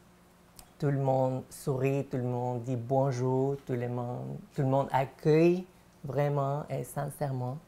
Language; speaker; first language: French; non-native, fluent; Spanish